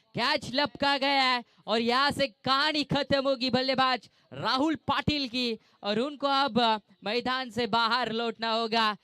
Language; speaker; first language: Hindi; non-native, local second language; Marathi